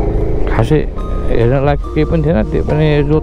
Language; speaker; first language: Nepali; native; Nepali